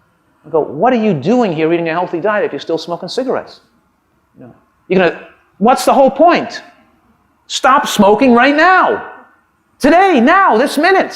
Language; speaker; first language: English; native; English